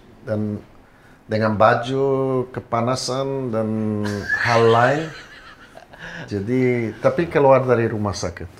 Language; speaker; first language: Indonesian; non-native, fluent; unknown